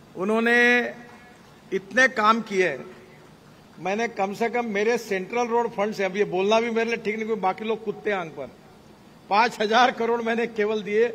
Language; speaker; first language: Hindi; non-native, local second language; Marathi